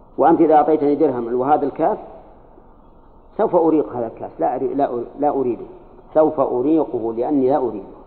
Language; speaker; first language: Arabic; native; Arabic